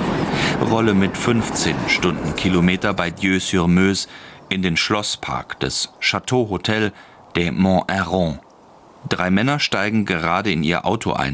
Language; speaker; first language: German; native; German